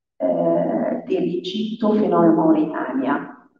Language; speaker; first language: Italian; non-native, fluent; Arabic